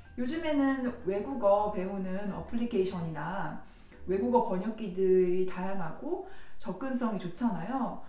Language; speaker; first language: Korean; native; Korean